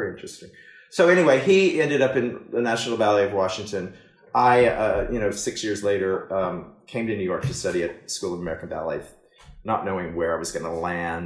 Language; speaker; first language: English; native; English